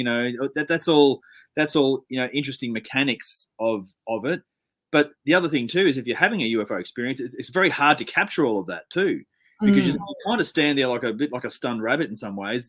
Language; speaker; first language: English; native; English